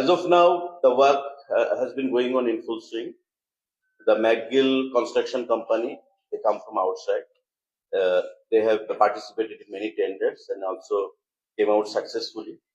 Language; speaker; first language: English; non-native, local second language; Bangla